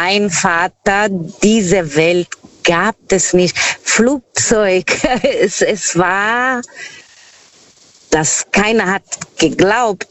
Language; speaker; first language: German; non-native, fluent; Portuguese